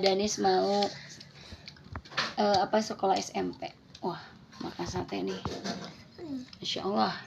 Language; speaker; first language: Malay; non-native, local second language; Sundanese